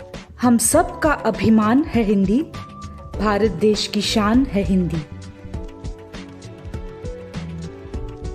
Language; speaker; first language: Hindi; non-native, local second language; Malayalam